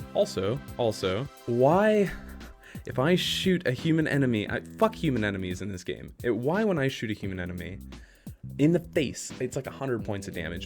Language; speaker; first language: English; native; English